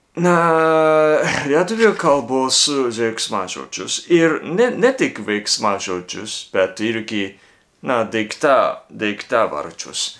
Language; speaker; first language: Lithuanian; non-native, fluent; Japanese